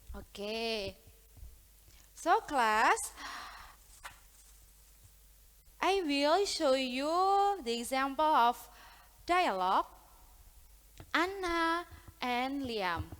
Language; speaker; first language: English; non-native, learner; Indonesian